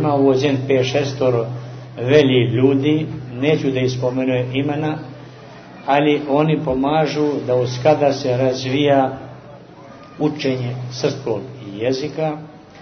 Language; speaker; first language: Serbian; early bilingual, heritage; Serbian